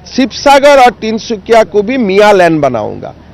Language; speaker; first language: Hindi; non-native, local second language; Assamese